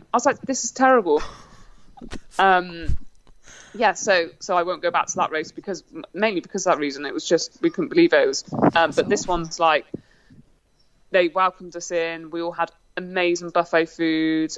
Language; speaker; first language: English; native; English